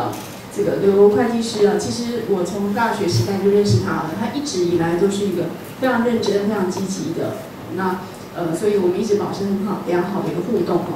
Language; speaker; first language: Chinese; native; Chinese